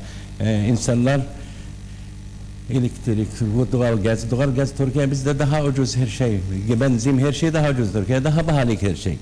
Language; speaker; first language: Turkish; non-native, learner; Arabic